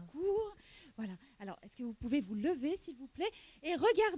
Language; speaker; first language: French; native; French